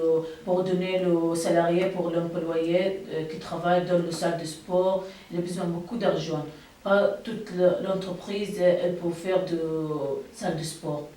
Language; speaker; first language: French; non-native, learner; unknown